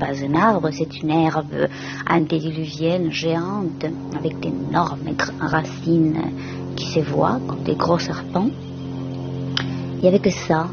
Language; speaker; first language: French; non-native, fluent; Spanish